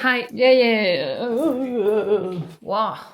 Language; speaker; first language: Japanese; non-native, learner; French